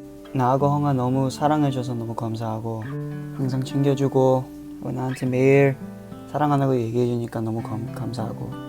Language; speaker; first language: Korean; early bilingual, heritage; Korean